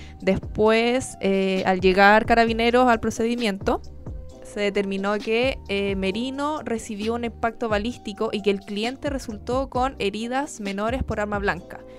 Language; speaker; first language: Spanish; native; Spanish